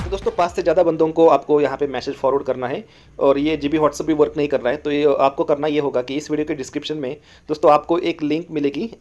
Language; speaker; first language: Hindi; non-native, local second language; Marathi